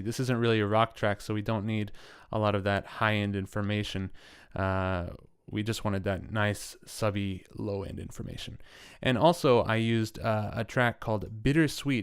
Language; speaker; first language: English; native; English